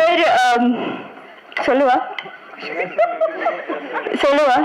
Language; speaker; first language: Tamil; non-native, learner; Bangla